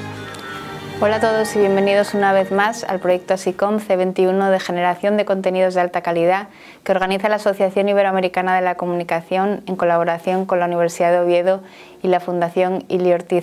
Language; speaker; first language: Spanish; native; Spanish